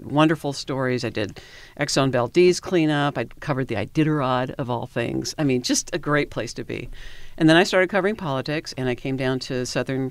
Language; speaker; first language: English; native; English